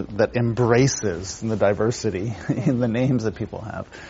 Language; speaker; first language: Norwegian; non-native, fluent; English